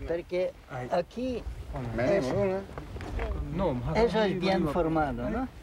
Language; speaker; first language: Spanish; non-native, fluent; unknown